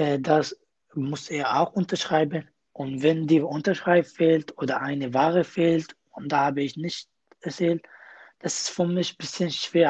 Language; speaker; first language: German; non-native, learner; Kurdish